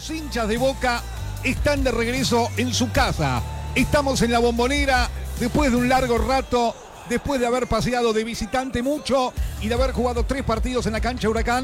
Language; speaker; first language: Spanish; native; Spanish